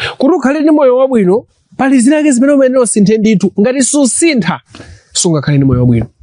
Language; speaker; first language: Nyanja; non-native, local second language; Tumbuka